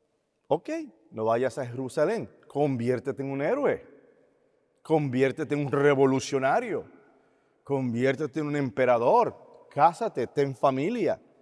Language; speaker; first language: Spanish; native; Spanish